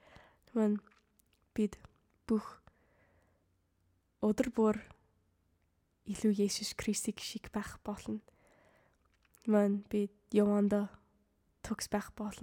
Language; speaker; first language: Mongolian; non-native, fluent; English